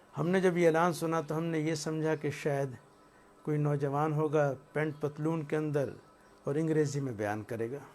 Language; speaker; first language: Urdu; non-native, local second language; Punjabi